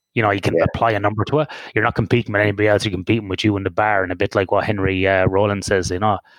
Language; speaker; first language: English; native; English